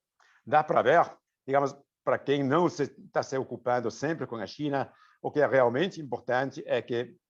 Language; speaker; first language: Portuguese; non-native, fluent; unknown